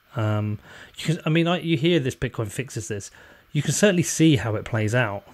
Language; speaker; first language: English; native; English